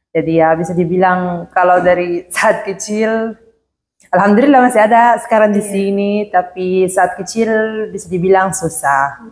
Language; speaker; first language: Indonesian; non-native, fluent; Arabic